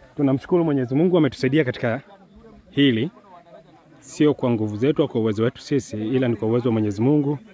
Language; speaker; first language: Swahili; native; Swahili